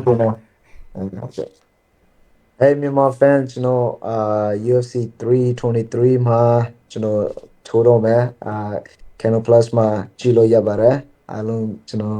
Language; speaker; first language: Burmese; early bilingual, heritage; Burmese